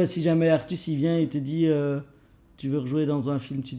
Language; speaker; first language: French; native; French